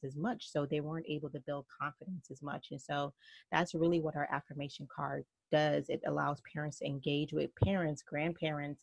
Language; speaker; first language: English; native; English